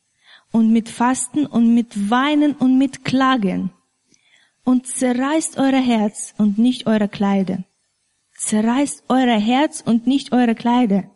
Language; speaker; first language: German; non-native, fluent; Russian